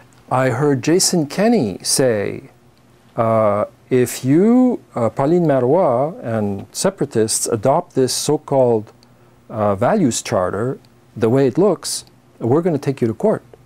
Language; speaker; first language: English; native; English